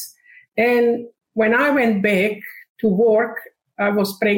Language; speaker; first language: English; non-native, learner; Macedonian